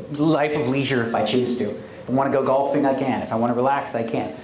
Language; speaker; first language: English; native; English